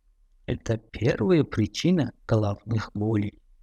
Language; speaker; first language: Russian; non-native, fluent; Tajik